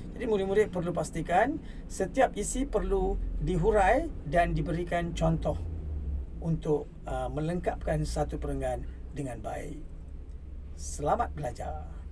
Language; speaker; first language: Malay; non-native, local second language; Tamil